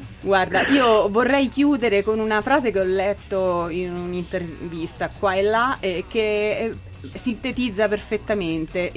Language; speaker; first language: Italian; native; Italian